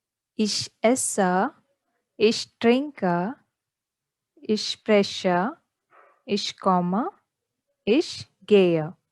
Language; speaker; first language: German; non-native, learner; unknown